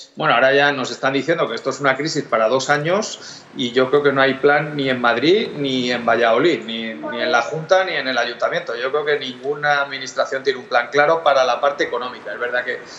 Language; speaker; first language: Spanish; native; Spanish